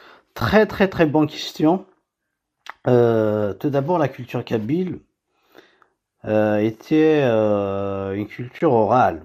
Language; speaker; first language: French; non-native, local second language; Kabyle